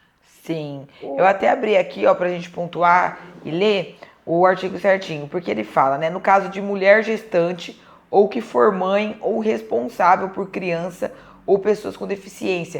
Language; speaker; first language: Portuguese; native; Portuguese